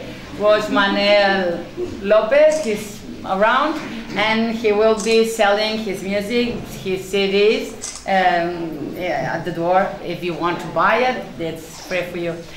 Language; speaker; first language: English; non-native, learner; Catalan